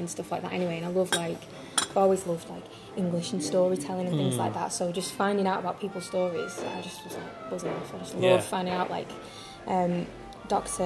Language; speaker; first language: English; native; English